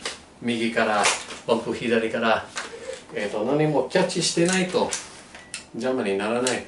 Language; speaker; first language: Japanese; non-native, learner; English